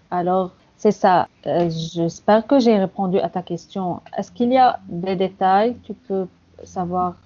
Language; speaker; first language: French; non-native, fluent; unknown